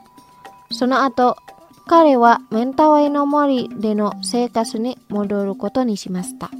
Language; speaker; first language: Japanese; non-native, fluent; Indonesian